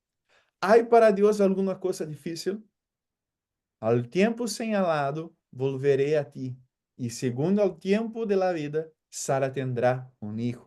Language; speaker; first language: Spanish; non-native, fluent; Portuguese